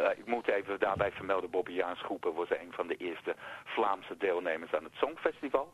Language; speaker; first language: Dutch; non-native, fluent; English